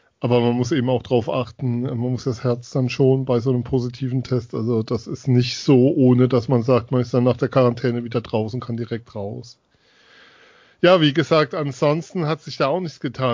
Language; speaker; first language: German; native; German